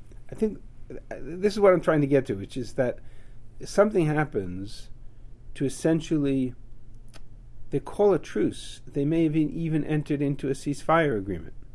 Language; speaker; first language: English; native; English